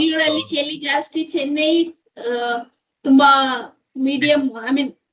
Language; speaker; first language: Kannada; non-native, learner; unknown